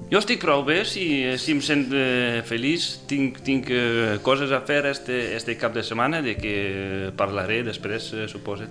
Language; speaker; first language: Catalan; non-native, fluent; Dutch